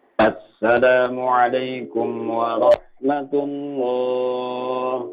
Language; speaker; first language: Arabic; non-native, fluent; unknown